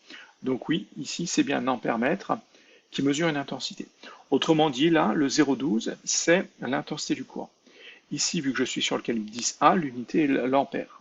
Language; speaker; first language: French; native; French